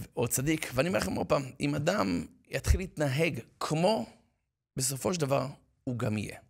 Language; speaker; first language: Hebrew; native; Hebrew